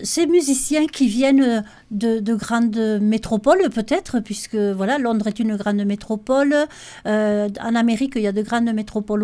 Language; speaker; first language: French; native; French